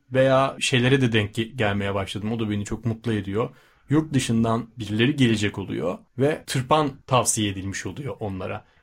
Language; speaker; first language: Turkish; native; Turkish